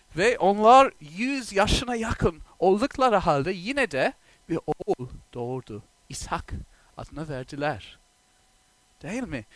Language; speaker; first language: Turkish; non-native, fluent; English